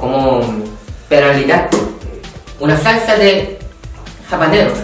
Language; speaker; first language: Spanish; non-native, fluent; Korean